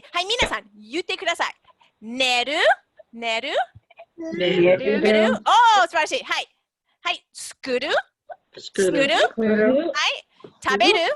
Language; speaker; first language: Japanese; non-native, fluent; English